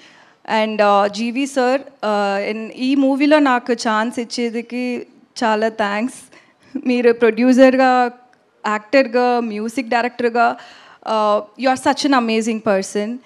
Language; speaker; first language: Telugu; non-native, learner; Tamil